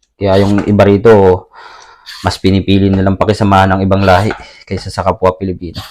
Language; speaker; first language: Filipino; native; Filipino